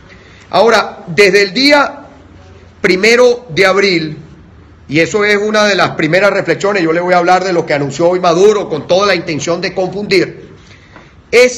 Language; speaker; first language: Spanish; native; Spanish